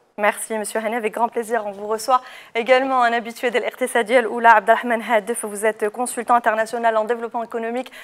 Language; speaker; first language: French; non-native, local second language; Arabic